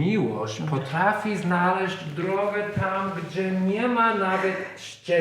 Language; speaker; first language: Polish; non-native, learner; English